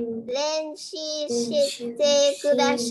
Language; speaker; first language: Japanese; non-native, learner; Vietnamese